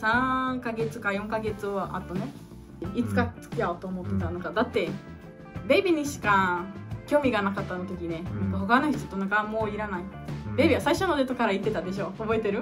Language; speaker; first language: Japanese; non-native, learner; Portuguese